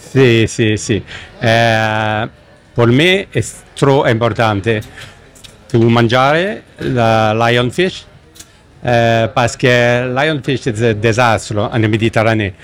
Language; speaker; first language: Italian; non-native, learner; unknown